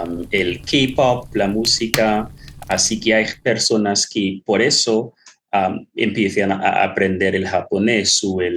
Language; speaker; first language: Spanish; non-native, fluent; English